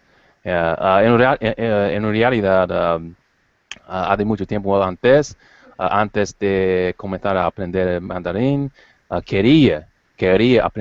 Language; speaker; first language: Spanish; non-native, learner; English